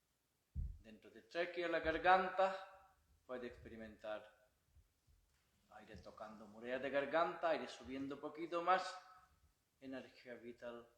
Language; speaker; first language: Spanish; non-native, learner; Bangla